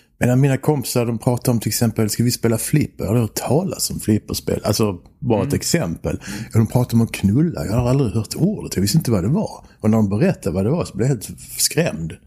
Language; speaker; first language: Swedish; native; Swedish